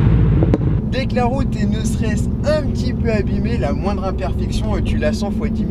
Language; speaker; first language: French; native; French